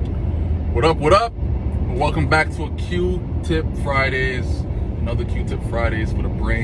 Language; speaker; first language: English; native; English